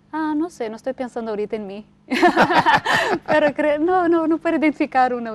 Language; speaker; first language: Spanish; non-native, fluent; Portuguese